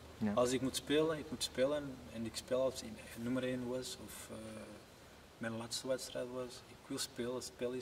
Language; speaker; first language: Dutch; non-native, learner; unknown